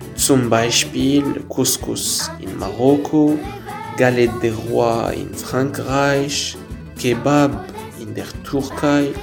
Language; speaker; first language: German; non-native, learner; Arabic